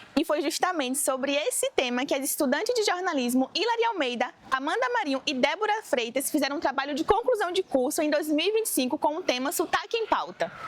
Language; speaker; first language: Portuguese; native; Portuguese